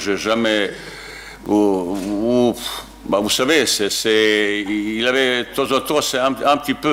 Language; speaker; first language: French; non-native, learner; Bosnian